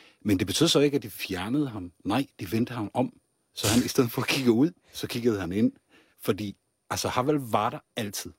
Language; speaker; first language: Danish; non-native, fluent; Czech